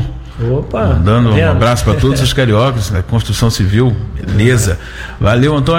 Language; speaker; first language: Portuguese; native; Portuguese